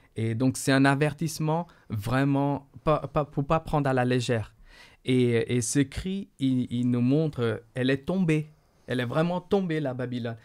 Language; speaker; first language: French; non-native, fluent; Portuguese